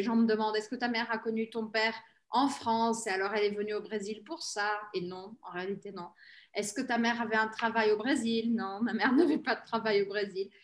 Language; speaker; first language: French; early bilingual, heritage; Portuguese